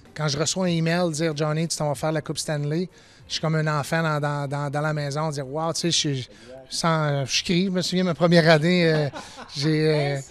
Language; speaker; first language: French; native; French